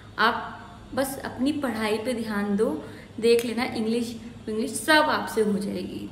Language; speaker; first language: Hindi; native; Hindi